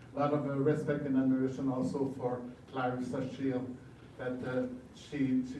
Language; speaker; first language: English; non-native, fluent; French